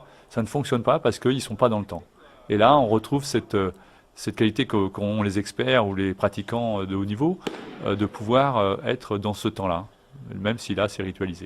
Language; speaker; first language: French; native; French